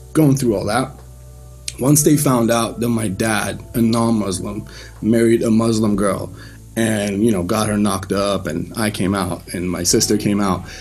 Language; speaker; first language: English; early bilingual, other home language; Persian